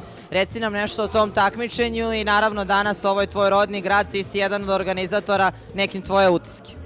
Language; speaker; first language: Bosnian; native; Bosnian